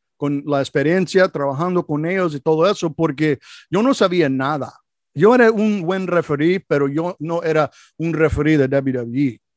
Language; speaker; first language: Spanish; non-native, learner; English